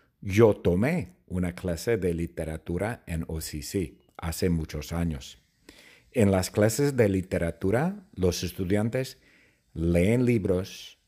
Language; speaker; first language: Spanish; non-native, fluent; English